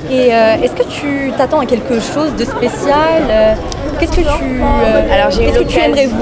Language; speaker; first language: French; native; French